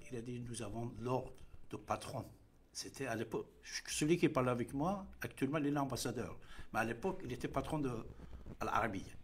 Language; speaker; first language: French; non-native, fluent; Persian